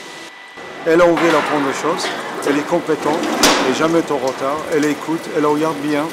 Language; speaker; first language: French; native; French